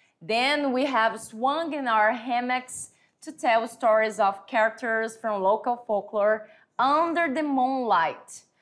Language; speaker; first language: English; non-native, fluent; Portuguese